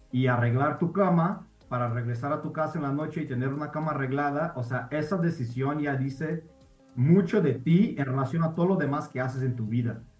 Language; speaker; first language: Spanish; non-native, fluent; Portuguese